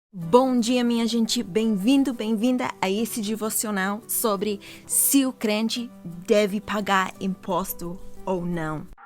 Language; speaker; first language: Portuguese; non-native, fluent; English